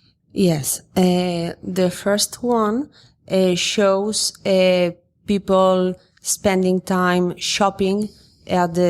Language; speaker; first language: English; non-native, fluent; Spanish